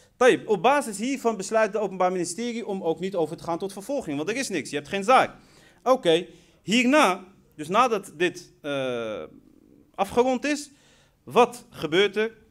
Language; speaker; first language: Dutch; early bilingual, other home language; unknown